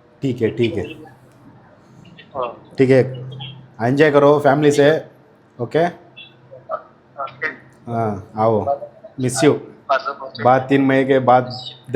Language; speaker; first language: Hindi; non-native, local second language; Telugu